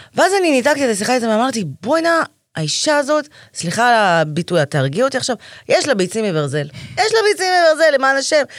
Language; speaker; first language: Hebrew; early bilingual, other home language; Russian